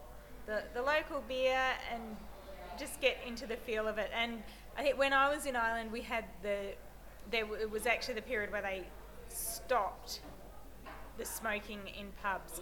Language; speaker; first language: English; native; English